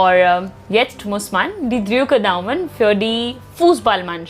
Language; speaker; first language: German; non-native, fluent; Hindi